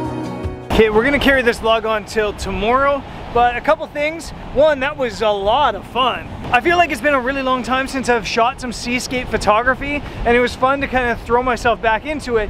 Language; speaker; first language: English; native; English